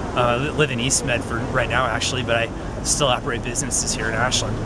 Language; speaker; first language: English; native; English